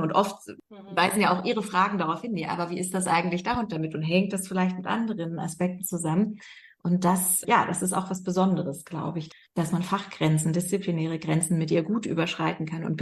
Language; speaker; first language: German; native; German